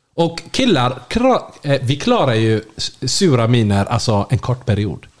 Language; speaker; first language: Swedish; native; Swedish